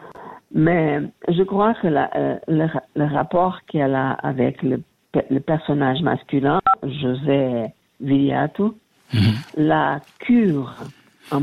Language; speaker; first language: French; non-native, learner; Portuguese